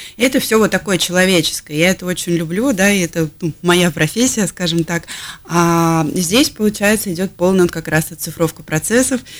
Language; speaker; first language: Russian; native; Russian